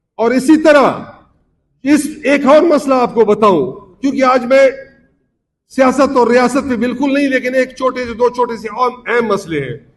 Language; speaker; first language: Urdu; non-native, local second language; Baluchi